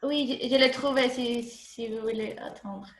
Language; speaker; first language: French; non-native, learner; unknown